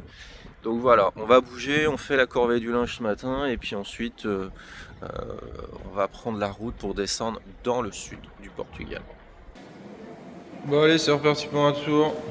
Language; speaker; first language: French; native; French